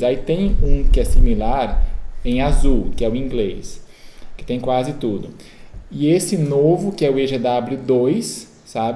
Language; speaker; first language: Portuguese; native; Portuguese